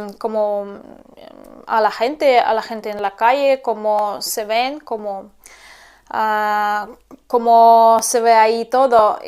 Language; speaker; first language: Spanish; non-native, fluent; Russian